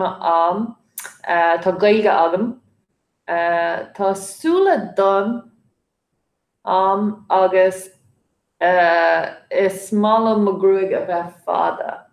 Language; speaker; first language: Irish; non-native, fluent; English